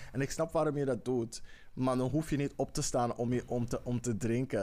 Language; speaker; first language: Dutch; native; Dutch